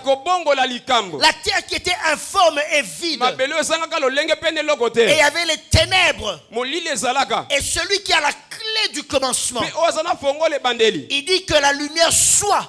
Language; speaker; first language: French; non-native, local second language; Lingala